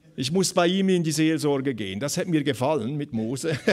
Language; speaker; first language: German; native; German